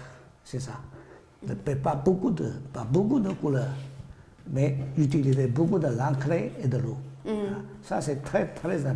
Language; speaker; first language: French; non-native, learner; Chinese